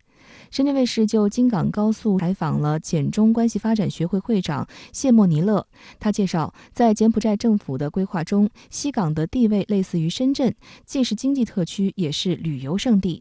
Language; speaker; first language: Chinese; native; Chinese